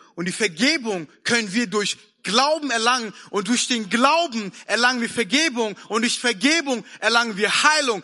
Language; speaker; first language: German; early bilingual, other home language; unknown